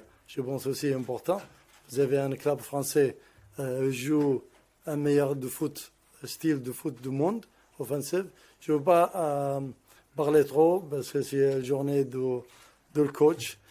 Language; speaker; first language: French; non-native, learner; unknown